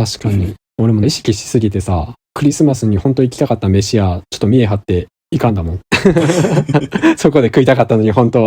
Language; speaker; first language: Japanese; native; Japanese